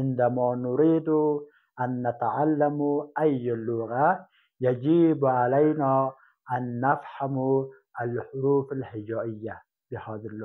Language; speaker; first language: Arabic; non-native, fluent; Persian